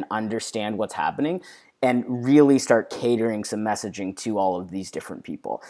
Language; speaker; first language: English; native; English